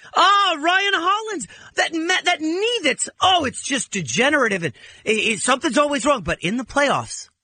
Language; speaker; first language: English; native; English